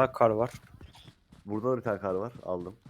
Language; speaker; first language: Turkish; native; Turkish